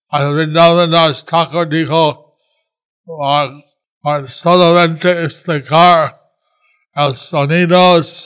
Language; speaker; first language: Spanish; non-native, learner; English